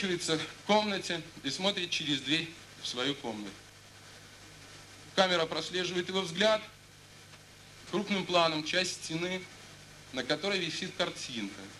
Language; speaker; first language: Russian; native; Russian